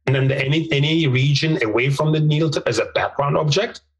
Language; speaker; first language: English; non-native, fluent; Turkish